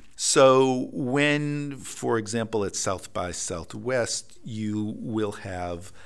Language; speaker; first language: English; native; English